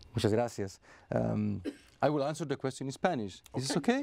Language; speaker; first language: English; non-native, fluent; Spanish